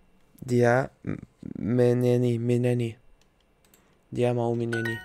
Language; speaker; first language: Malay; non-native, learner; Russian